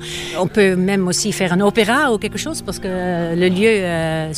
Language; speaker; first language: French; non-native, fluent; Dutch